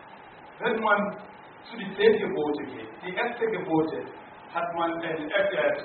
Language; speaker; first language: German; non-native, learner; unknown